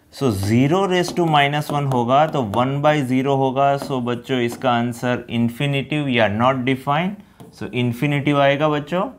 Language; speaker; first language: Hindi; non-native, local second language; Gujarati